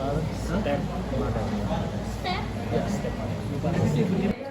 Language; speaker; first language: English; non-native, learner; Indonesian